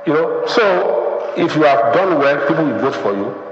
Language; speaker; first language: English; non-native, local second language; Yoruba